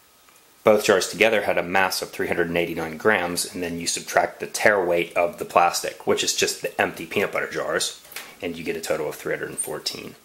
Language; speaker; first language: English; native; English